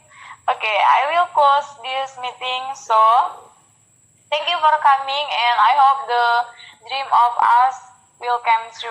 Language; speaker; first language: English; non-native, learner; Indonesian